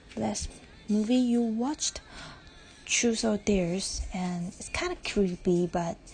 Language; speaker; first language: English; non-native, learner; Chinese